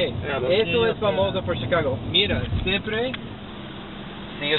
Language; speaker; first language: Spanish; non-native, learner; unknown